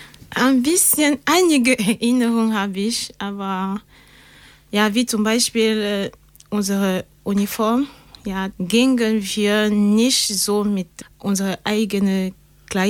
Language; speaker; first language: German; non-native, learner; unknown